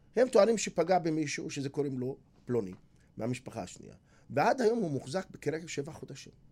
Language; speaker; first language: Hebrew; non-native, local second language; Arabic